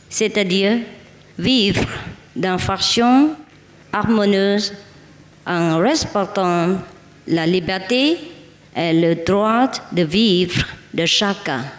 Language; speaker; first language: French; non-native, learner; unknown